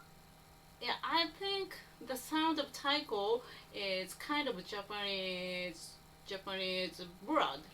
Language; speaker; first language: English; non-native, learner; Japanese